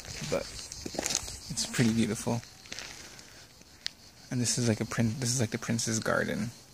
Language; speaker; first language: English; early bilingual, other home language; Spanish